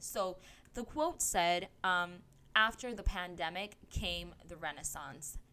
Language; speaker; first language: English; non-native, local second language; Spanish